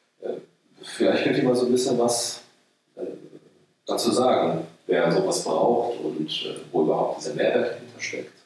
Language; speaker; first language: German; native; German